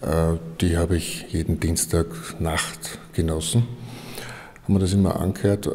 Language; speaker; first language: German; native; German